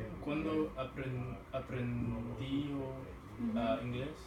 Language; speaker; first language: Spanish; non-native, learner; English